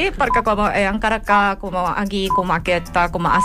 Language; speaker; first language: Catalan; non-native, learner; Japanese